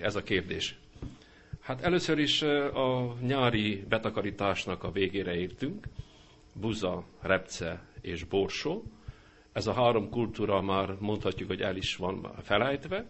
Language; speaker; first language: Hungarian; native; Hungarian